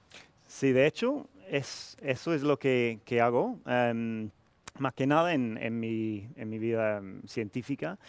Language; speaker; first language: Spanish; non-native, fluent; English